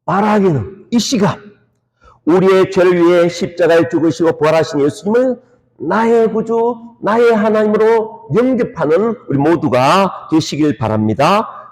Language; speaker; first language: Korean; native; Korean